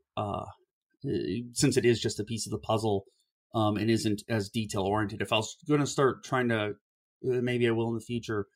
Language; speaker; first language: English; native; English